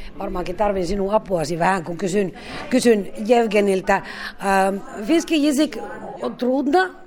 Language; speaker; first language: Finnish; native; Finnish